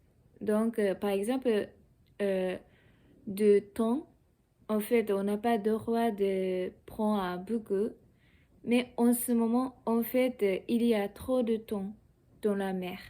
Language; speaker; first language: French; non-native, learner; Japanese